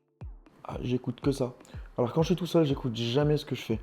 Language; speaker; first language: French; non-native, local second language; Arabic